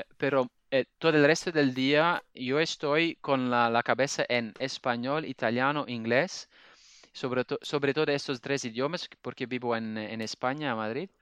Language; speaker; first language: Spanish; non-native, fluent; Dutch